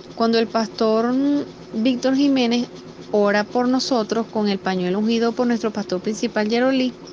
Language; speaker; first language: Spanish; native; Spanish